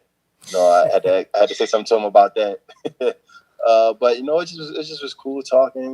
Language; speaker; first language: English; native; English